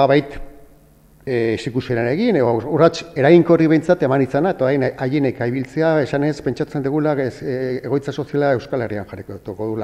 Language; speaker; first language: Basque; native; Basque